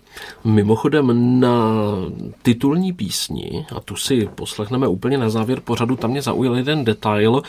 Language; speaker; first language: Czech; native; Czech